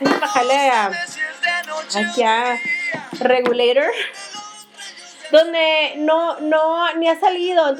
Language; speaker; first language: Spanish; early bilingual, heritage; Spanish